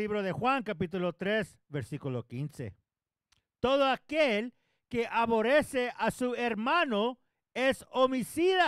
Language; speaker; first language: Spanish; non-native, learner; English